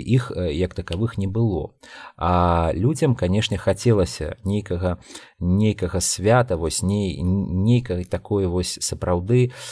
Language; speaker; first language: Belarusian; non-native, local second language; Russian